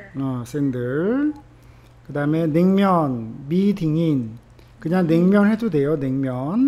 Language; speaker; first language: Korean; native; Korean